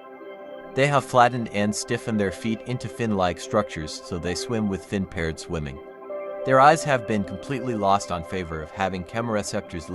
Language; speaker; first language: English; native; English